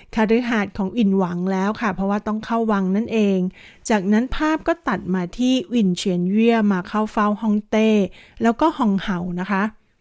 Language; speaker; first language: Thai; native; Thai